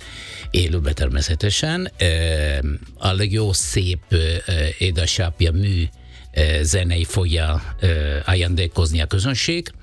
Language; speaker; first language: Hungarian; non-native, fluent; Italian